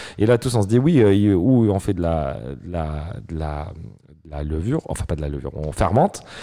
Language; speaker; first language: French; non-native, local second language; Arabic